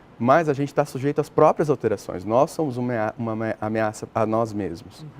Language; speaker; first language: Portuguese; native; Portuguese